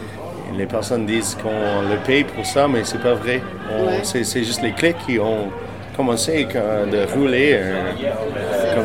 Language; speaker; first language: French; non-native, local second language; English